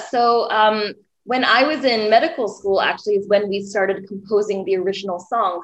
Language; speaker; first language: English; native; English